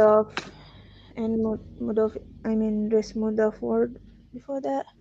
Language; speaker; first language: English; non-native, fluent; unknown